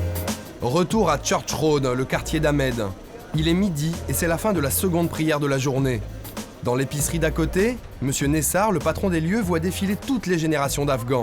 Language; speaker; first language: French; native; French